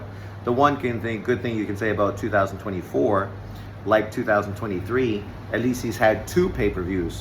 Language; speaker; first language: English; native; English